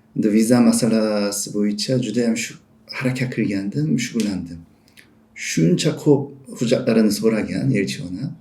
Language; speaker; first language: Uzbek; non-native, fluent; Korean